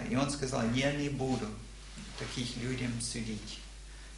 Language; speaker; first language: Russian; non-native, learner; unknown